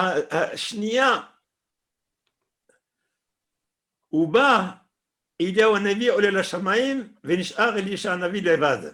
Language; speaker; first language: Hebrew; non-native, fluent; French